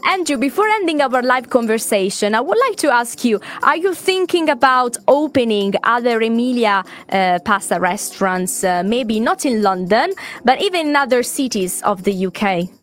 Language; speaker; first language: English; non-native, fluent; Italian